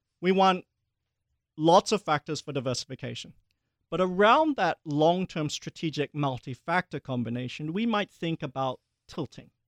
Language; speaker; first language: English; early bilingual, other home language; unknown